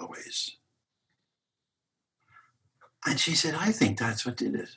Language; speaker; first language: English; native; English